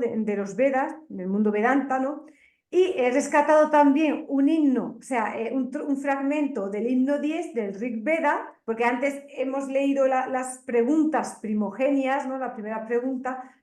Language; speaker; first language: Spanish; native; Spanish